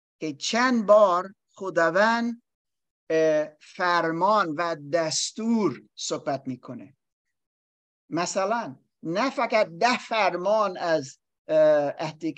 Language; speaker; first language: Persian; non-native, learner; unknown